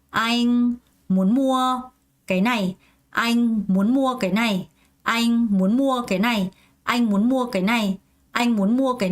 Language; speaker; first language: Vietnamese; non-native, fluent; Korean